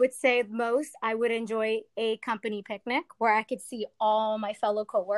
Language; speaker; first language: English; native; English